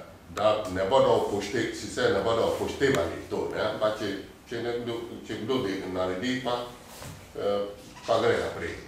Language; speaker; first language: Slovenian; non-native, fluent; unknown